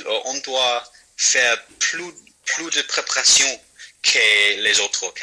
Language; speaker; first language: French; non-native, fluent; English